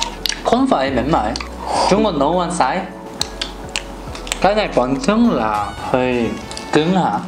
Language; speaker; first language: Vietnamese; non-native, learner; Korean